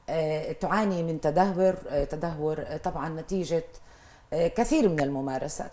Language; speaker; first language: Arabic; native; Arabic